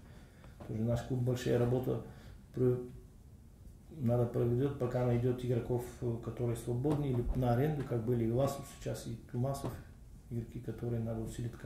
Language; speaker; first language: Russian; non-native, learner; Bulgarian